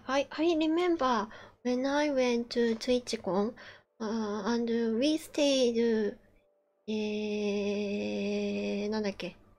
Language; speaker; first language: English; non-native, learner; Japanese